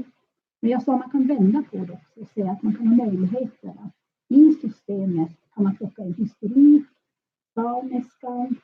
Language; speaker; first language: Swedish; native; Swedish